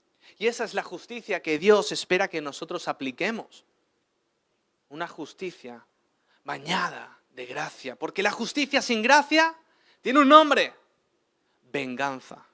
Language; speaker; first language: Spanish; native; Spanish